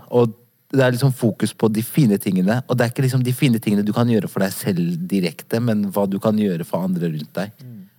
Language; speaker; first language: Norwegian; early bilingual, other home language; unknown